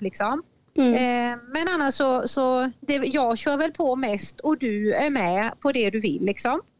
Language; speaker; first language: Swedish; native; Swedish